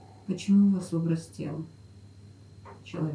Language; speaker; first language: Russian; native; Russian